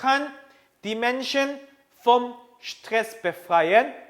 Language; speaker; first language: German; non-native, fluent; Korean